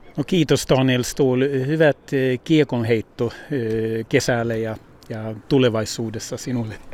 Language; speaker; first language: Finnish; early bilingual, heritage; Finnish